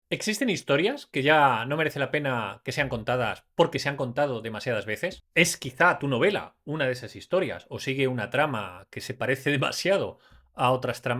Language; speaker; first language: Spanish; native; Spanish